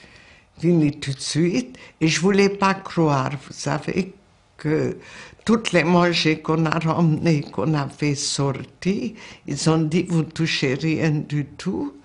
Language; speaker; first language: French; non-native, fluent; Hungarian